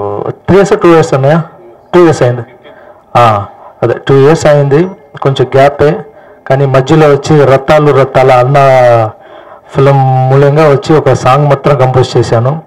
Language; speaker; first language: Telugu; non-native, local second language; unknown